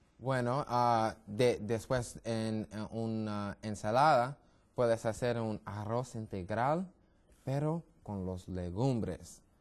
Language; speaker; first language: Spanish; non-native, learner; English